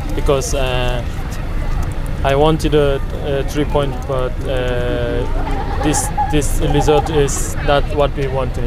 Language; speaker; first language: English; non-native, learner; Korean